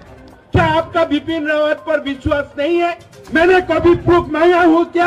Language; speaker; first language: Hindi; non-native, local second language; Assamese